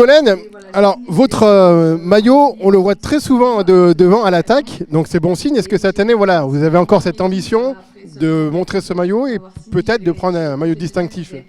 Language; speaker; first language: French; native; French